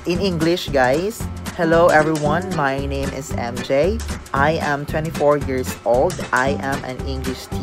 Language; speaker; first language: English; non-native, local second language; Filipino